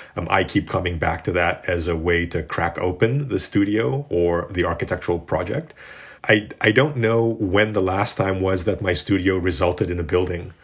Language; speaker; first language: English; native; English